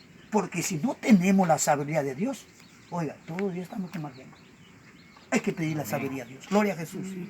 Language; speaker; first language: Spanish; native; Spanish